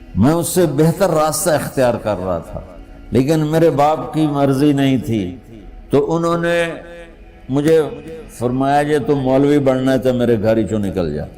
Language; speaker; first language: Urdu; non-native, local second language; Punjabi